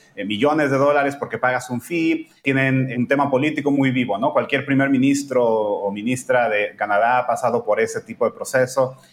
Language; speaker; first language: Spanish; native; Spanish